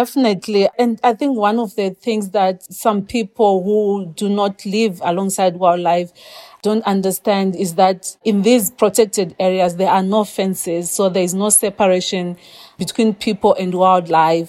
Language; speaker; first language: English; non-native, local second language; Shona